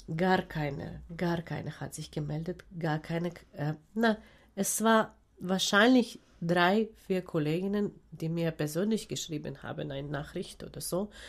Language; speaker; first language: German; non-native, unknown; Ukrainian